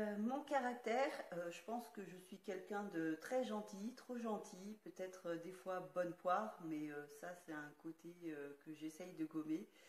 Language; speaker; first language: French; native; French